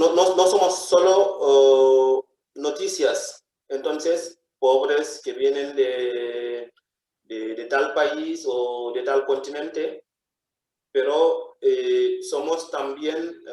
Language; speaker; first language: Spanish; non-native, fluent; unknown